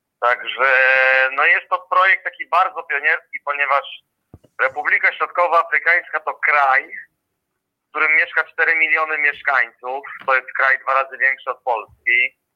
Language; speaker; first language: Polish; native; Polish